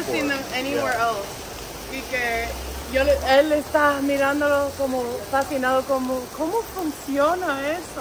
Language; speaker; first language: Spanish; non-native, fluent; English